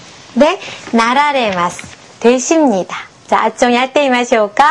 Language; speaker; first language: Japanese; non-native, fluent; Korean